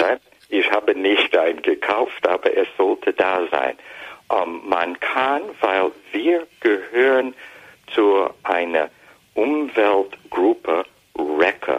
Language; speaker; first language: German; non-native, fluent; English